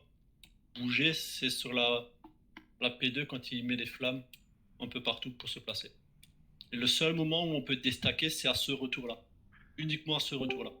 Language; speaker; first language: French; native; French